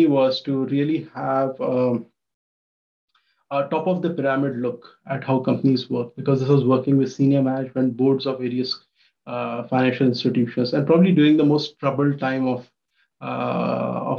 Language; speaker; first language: English; non-native, local second language; Hindi